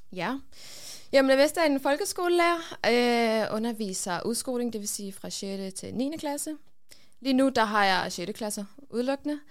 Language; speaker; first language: Danish; early bilingual, other home language; Kurdish